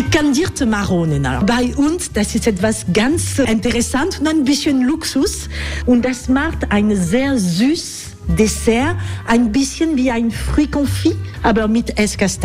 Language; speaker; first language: German; non-native, fluent; French